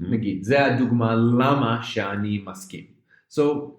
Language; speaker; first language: Hebrew; non-native, fluent; English